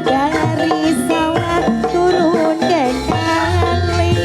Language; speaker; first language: Indonesian; non-native, local second language; Javanese